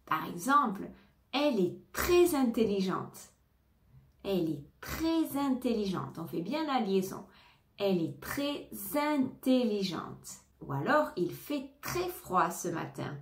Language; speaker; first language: French; native; French